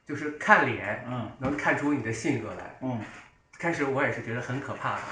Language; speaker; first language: Chinese; native; Chinese